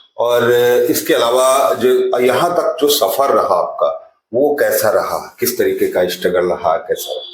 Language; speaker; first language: Hindi; native; Hindi